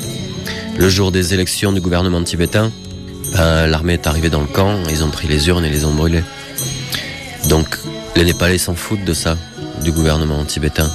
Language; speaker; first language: French; native; French